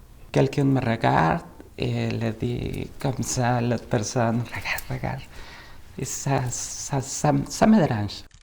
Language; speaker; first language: French; non-native, fluent; Spanish